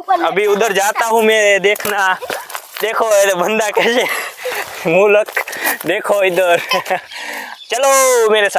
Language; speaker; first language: Hindi; non-native, local second language; Gujarati